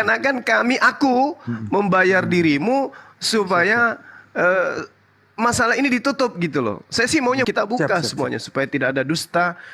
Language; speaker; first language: Indonesian; native; Indonesian